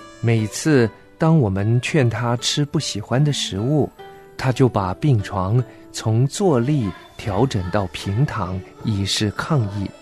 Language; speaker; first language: Chinese; non-native, local second language; Cantonese